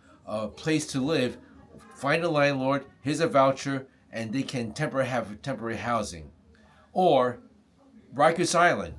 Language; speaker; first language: English; non-native, fluent; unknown